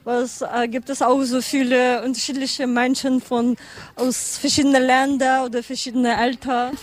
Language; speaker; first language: German; non-native, learner; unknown